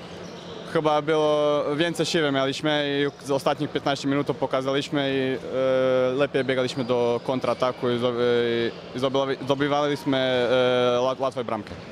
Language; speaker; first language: Polish; non-native, fluent; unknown